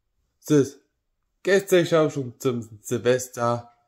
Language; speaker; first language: German; non-native, learner; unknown